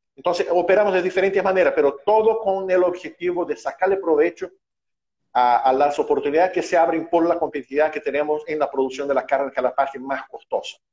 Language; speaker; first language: Spanish; non-native, fluent; Portuguese